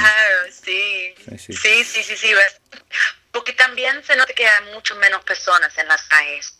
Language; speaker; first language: Spanish; non-native, fluent; English